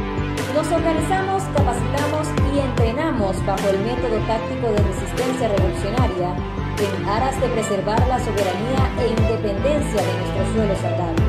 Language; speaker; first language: Spanish; native; Spanish